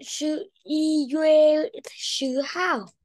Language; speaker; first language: Chinese; non-native, learner; Vietnamese